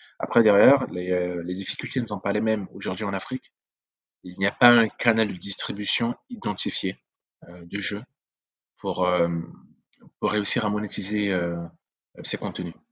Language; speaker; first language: French; non-native, local second language; Sango